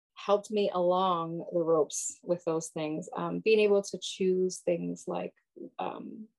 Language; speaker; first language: English; early bilingual, other home language; Yoruba